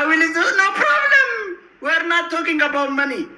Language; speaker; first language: English; non-native, learner; Oromo